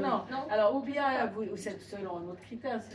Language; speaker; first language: French; native; French